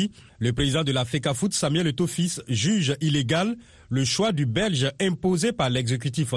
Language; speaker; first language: French; non-native, local second language; Mossi